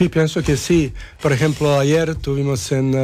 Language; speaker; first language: Spanish; non-native, learner; Serbian